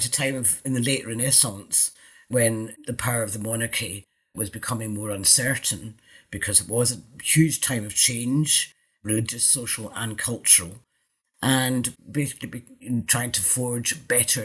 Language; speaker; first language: English; native; English